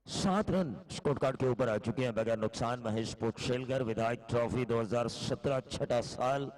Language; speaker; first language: Hindi; non-native, local second language; Marathi